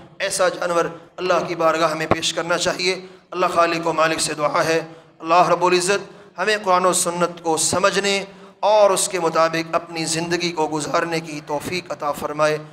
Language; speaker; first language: Urdu; non-native, local second language; Punjabi